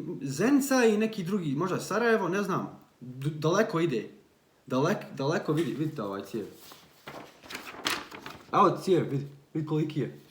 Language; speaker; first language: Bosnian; early bilingual, heritage; Bosnian